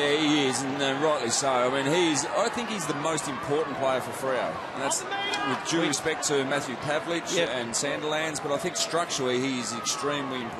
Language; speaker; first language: English; native; English